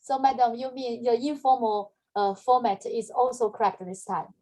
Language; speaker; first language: English; non-native, fluent; Chinese